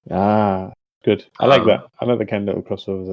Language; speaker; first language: English; native; English